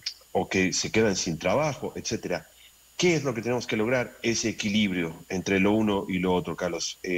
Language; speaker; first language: Spanish; native; Spanish